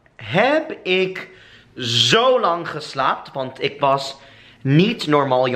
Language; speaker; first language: Dutch; non-native, fluent; English